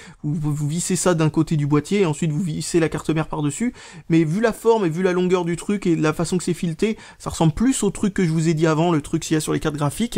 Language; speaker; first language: French; native; French